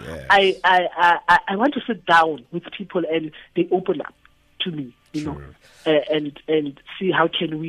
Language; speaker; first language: English; non-native, local second language; Tswana